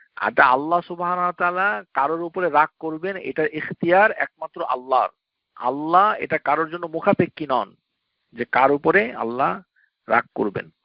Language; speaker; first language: Bangla; native; Bangla